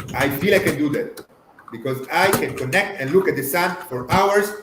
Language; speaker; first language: English; non-native, fluent; Italian